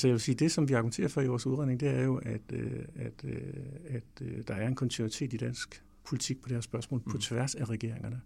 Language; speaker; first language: Danish; native; Danish